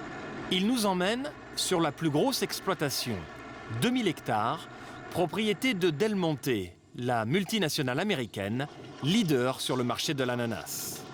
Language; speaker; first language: French; native; French